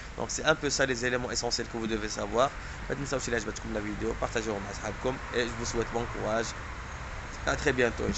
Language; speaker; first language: French; non-native, local second language; Arabic